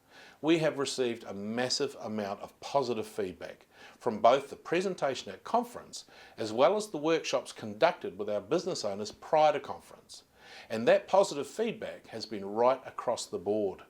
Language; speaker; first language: English; native; English